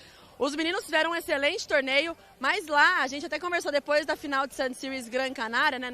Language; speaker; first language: Portuguese; native; Portuguese